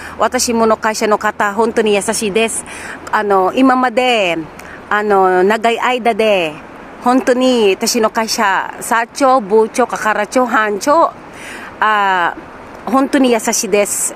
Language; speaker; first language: Japanese; non-native, learner; Filipino